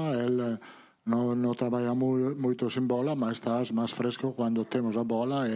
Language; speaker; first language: Portuguese; non-native, learner; Italian